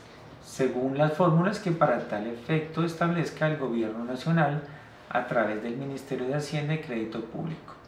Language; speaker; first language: Spanish; native; Spanish